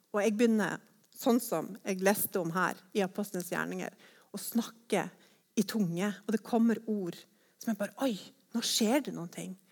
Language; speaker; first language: Norwegian; native; Norwegian